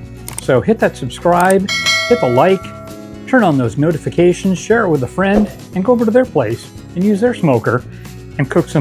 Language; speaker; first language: English; native; English